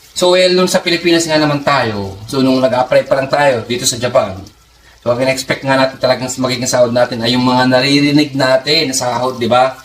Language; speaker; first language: Filipino; native; Filipino